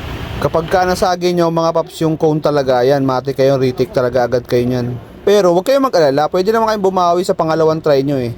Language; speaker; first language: Filipino; native; Filipino